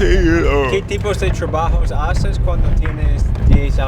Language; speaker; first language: Spanish; non-native, learner; English